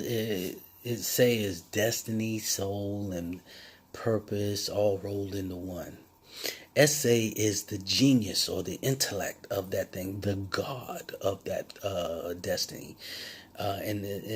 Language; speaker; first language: English; native; English